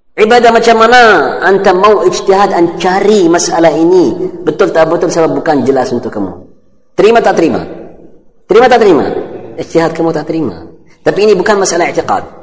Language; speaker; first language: Malay; non-native, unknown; Arabic